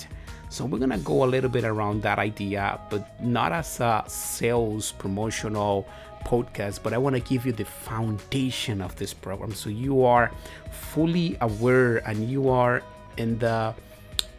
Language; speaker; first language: English; non-native, fluent; Spanish